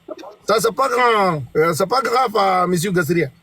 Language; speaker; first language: French; non-native, learner; Arabic